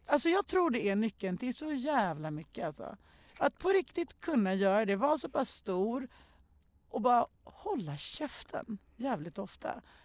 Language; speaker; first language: Swedish; native; Swedish